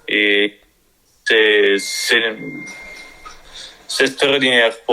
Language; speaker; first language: French; non-native, learner; Spanish